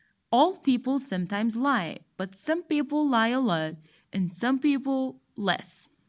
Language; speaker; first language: English; non-native, fluent; Persian